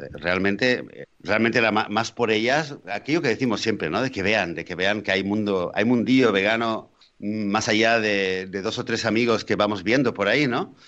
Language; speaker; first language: Spanish; native; Spanish